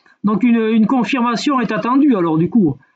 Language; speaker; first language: French; native; French